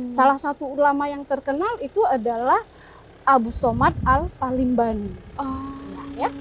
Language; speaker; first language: Indonesian; native; Indonesian